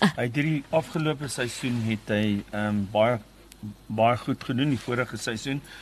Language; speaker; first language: Afrikaans; native; Afrikaans